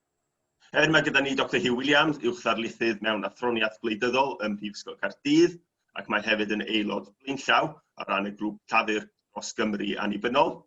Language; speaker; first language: Welsh; native; Welsh